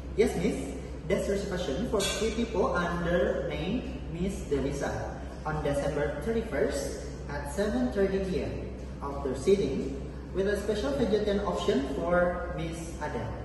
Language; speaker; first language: English; non-native, learner; Indonesian